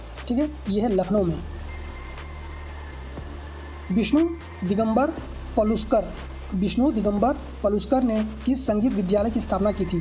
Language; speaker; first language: Hindi; native; Hindi